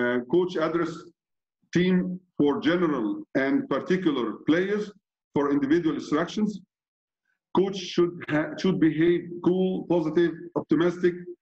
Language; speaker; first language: English; non-native, fluent; Arabic